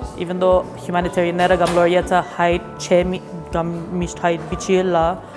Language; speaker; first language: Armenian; early bilingual, heritage; Armenian